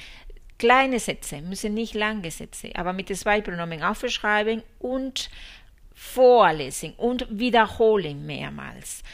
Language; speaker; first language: German; non-native, fluent; Spanish